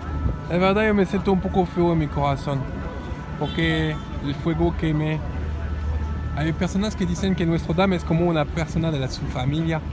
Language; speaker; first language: Spanish; non-native, learner; French